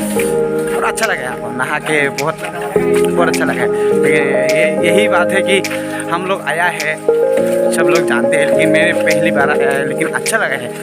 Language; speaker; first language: Hindi; non-native, local second language; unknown